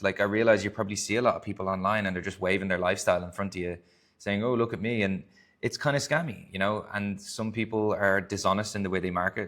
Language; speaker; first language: English; native; English